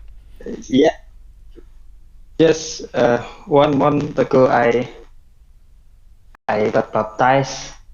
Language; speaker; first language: English; non-native, learner; Indonesian